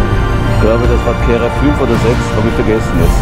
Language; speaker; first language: German; non-native, fluent; French